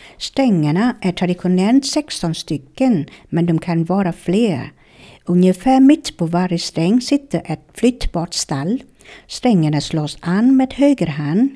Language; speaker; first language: Swedish; non-native, fluent; Vietnamese